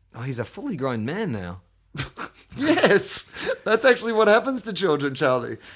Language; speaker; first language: English; native; English